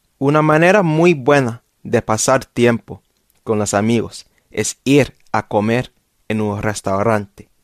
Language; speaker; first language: Spanish; non-native, fluent; English